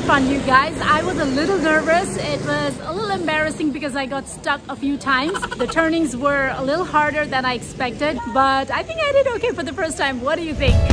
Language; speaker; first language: English; non-native, local second language; Nepali